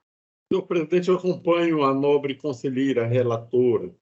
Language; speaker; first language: Portuguese; native; Portuguese